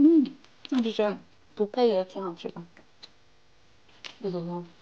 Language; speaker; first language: Chinese; non-native, fluent; Korean